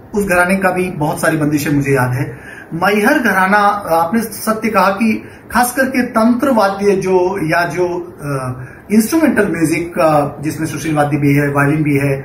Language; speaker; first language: Hindi; non-native, local second language; Bangla